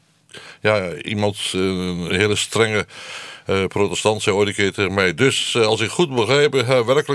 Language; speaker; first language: Dutch; native; Dutch